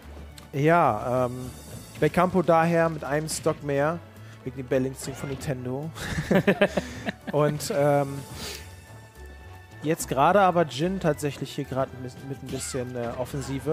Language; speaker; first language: German; native; German